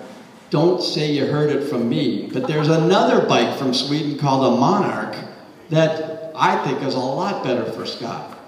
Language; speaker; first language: English; native; English